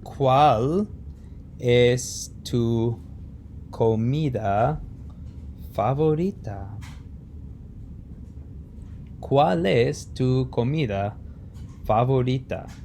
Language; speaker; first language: Spanish; non-native, fluent; English